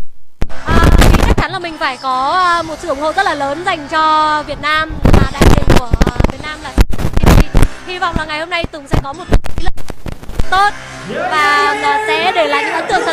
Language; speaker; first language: Vietnamese; native; Vietnamese